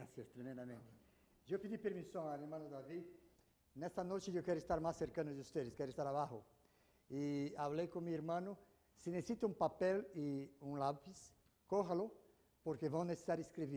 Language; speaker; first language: Spanish; non-native, fluent; Portuguese